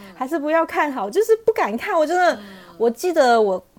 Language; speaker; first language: Chinese; non-native, local second language; Cantonese